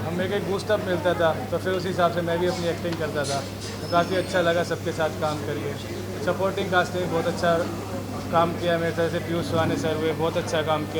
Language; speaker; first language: Hindi; native; Hindi